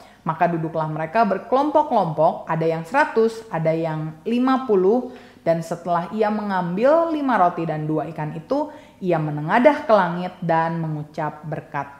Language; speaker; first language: Indonesian; native; Indonesian